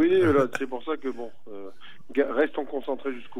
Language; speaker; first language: French; native; French